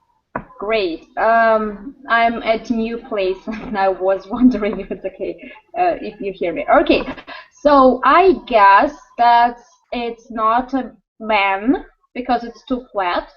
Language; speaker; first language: English; non-native, fluent; Russian